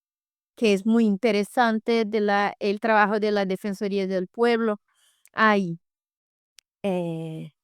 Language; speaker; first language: Spanish; non-native, fluent; Portuguese